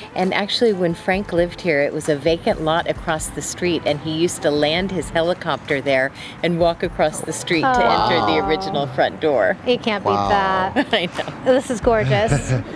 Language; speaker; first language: English; native; English